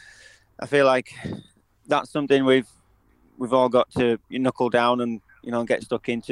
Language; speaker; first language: English; native; English